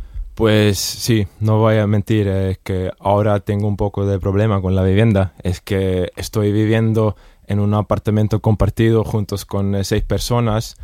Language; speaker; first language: Spanish; non-native, fluent; Estonian